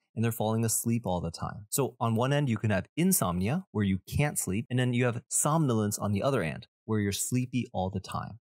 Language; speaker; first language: English; early bilingual, other home language; Chinese